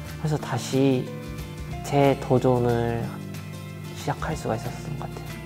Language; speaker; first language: Korean; early bilingual, heritage; Japanese